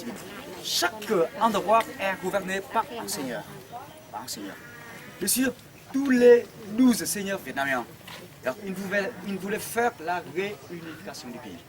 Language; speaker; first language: French; non-native, fluent; Vietnamese